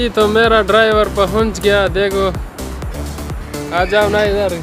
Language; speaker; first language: Hindi; non-native, local second language; Pashto